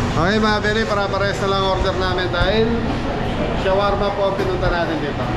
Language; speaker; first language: Filipino; native; Filipino